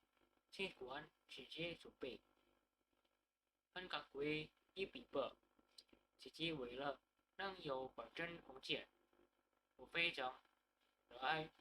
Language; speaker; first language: Chinese; non-native, learner; Indonesian